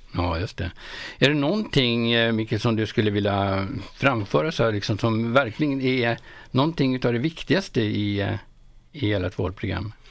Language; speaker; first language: Swedish; native; Swedish